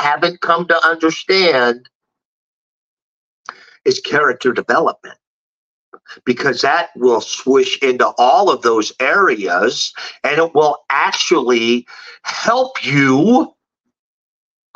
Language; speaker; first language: English; native; English